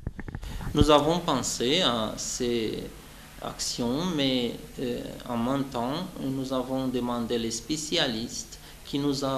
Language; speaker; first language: French; non-native, fluent; Romanian